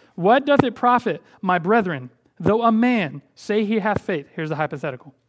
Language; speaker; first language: English; native; English